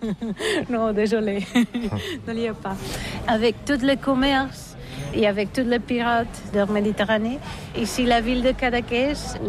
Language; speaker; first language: French; non-native, learner; Catalan